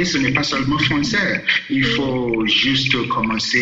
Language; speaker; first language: French; non-native, fluent; Yoruba